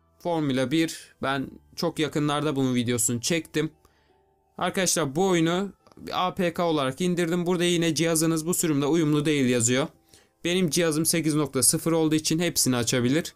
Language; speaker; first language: Turkish; native; Turkish